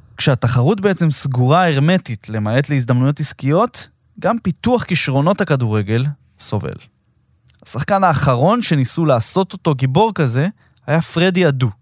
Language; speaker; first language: Hebrew; native; Hebrew